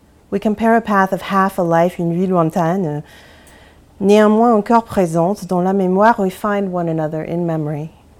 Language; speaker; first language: French; non-native, fluent; English